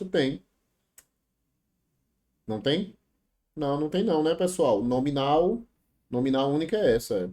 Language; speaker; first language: Portuguese; native; Portuguese